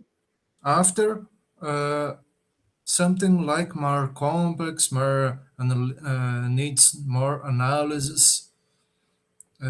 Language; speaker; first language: English; non-native, learner; Portuguese